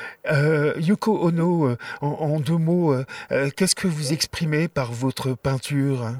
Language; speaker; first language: French; native; French